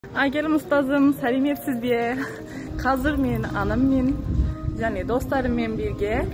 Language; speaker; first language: Kazakh; non-native, learner; Turkish